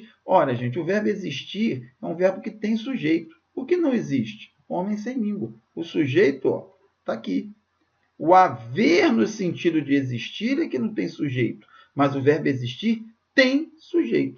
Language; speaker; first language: Portuguese; native; Portuguese